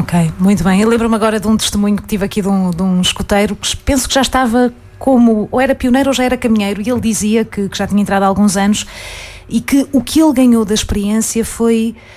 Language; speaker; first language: Portuguese; native; Portuguese